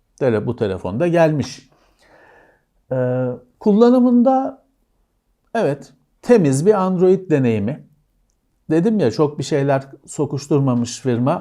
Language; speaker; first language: Turkish; native; Turkish